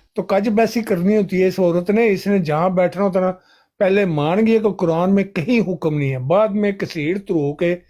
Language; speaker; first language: Urdu; non-native, local second language; Punjabi